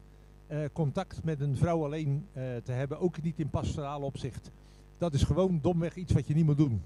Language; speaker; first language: Dutch; native; Dutch